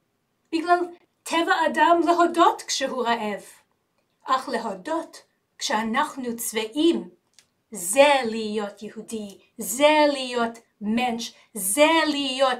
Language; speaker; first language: Hebrew; non-native, learner; English